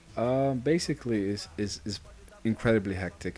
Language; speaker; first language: English; non-native, fluent; Dutch